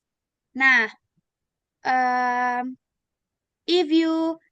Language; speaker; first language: English; non-native, learner; Indonesian